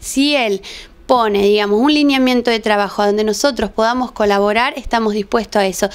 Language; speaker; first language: Spanish; native; Spanish